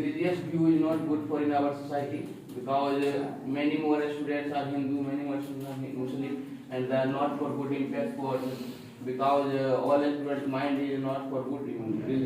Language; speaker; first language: English; non-native, learner; Hindi